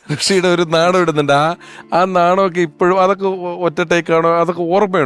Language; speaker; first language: Malayalam; native; Malayalam